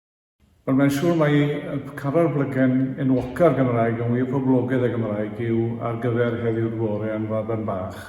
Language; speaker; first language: Welsh; native; Welsh